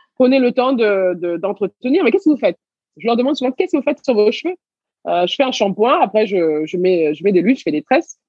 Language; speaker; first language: French; early bilingual, other home language; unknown